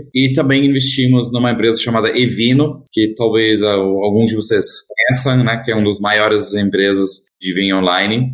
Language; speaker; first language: Portuguese; non-native, fluent; German